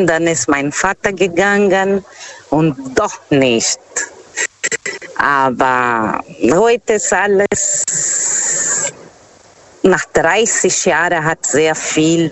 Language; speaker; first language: German; non-native, fluent; Portuguese